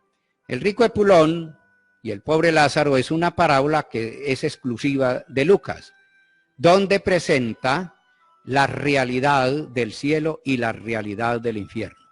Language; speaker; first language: Spanish; native; Spanish